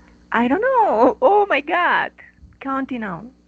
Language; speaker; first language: English; non-native, learner; Spanish